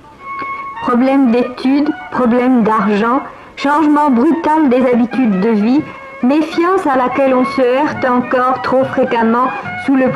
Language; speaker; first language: French; native; French